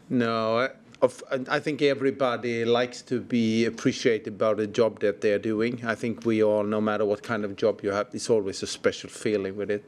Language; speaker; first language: English; non-native, fluent; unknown